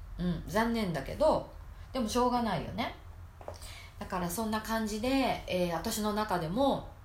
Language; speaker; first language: Japanese; native; Japanese